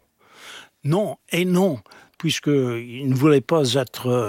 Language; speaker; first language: French; non-native, fluent; English